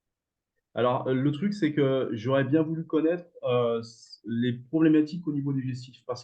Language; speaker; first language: French; native; French